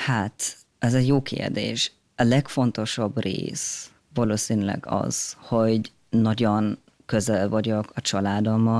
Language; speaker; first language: Hungarian; early bilingual, heritage; German